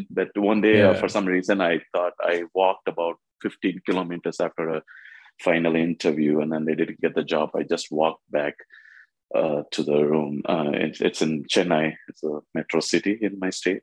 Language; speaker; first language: English; non-native, local second language; Tamil